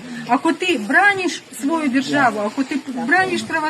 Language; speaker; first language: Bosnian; non-native, learner; Russian